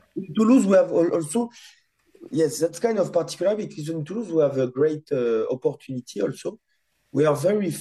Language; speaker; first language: English; non-native, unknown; French